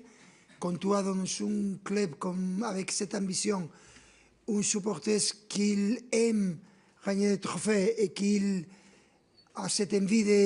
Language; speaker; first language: French; non-native, fluent; Spanish